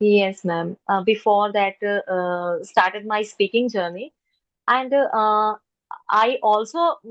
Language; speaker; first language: English; non-native, learner; Hindi